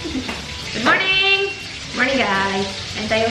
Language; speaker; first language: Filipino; non-native, local second language; Cebuano